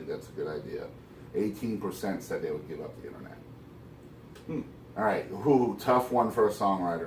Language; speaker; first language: English; native; English